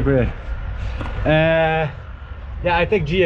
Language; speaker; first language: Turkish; non-native, learner; French